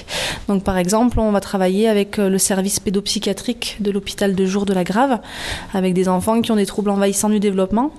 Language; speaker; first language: French; native; French